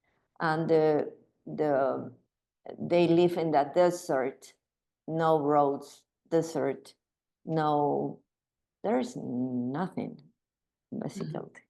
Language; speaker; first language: English; non-native, learner; Spanish